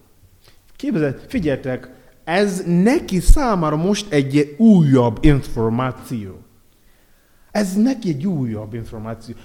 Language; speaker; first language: Hungarian; non-native, learner; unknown